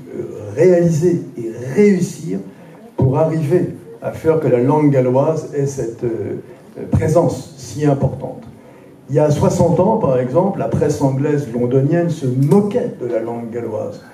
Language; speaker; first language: French; native; French